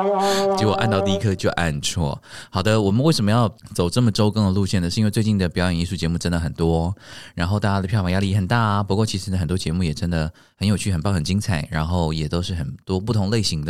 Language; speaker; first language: Chinese; native; Chinese